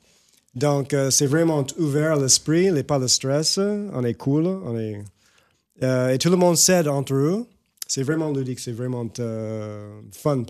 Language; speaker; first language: French; non-native, fluent; English